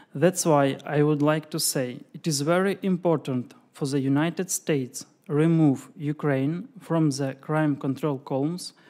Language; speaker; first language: English; non-native, fluent; Ukrainian